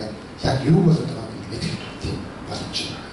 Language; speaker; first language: Mongolian; early bilingual, heritage; Mongolian